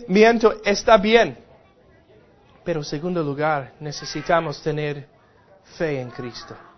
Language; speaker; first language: Spanish; non-native, fluent; English